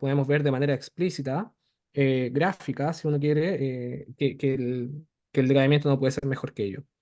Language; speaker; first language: Spanish; native; Spanish